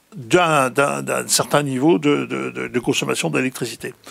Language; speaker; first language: French; native; French